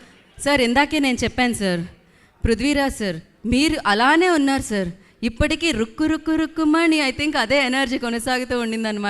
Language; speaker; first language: Telugu; native; Telugu